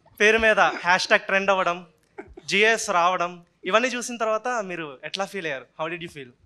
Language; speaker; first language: Telugu; native; Telugu